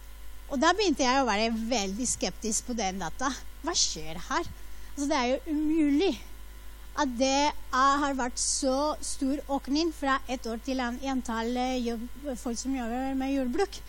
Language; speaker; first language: Norwegian; non-native, fluent; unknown